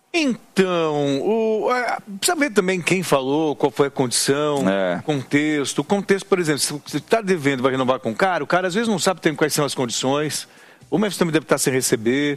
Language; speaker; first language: Portuguese; native; Portuguese